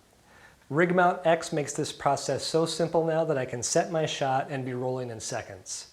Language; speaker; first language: English; native; English